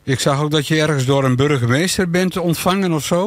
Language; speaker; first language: Dutch; native; Dutch